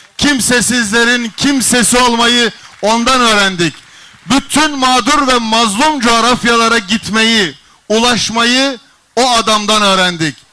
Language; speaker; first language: Turkish; native; Turkish